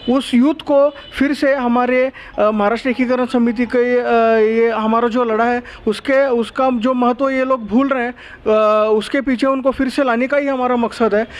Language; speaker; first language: Hindi; non-native, local second language; Marathi